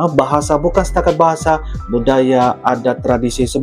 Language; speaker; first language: Malay; native; Malay